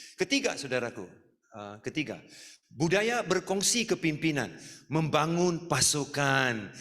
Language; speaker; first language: Malay; non-native, local second language; Tamil